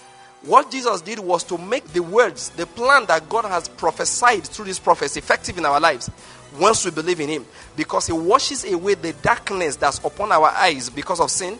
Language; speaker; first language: English; non-native, local second language; Igbo